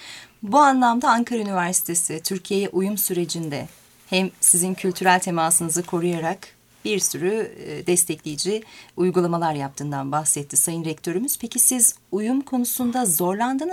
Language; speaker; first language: Turkish; native; Turkish